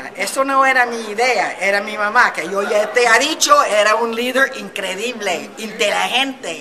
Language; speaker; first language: Spanish; early bilingual, heritage; Spanish